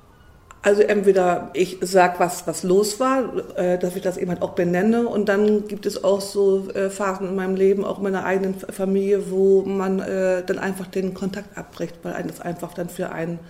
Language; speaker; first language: German; native; German